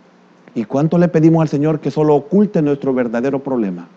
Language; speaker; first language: Spanish; native; Spanish